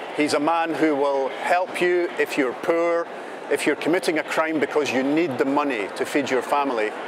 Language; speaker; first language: English; native; English